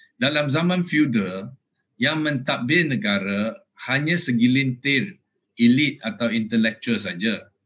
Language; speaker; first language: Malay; non-native, local second language; Chinese